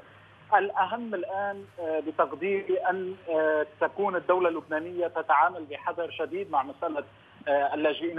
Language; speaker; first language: Arabic; native; Arabic